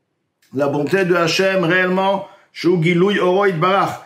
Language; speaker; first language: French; native; French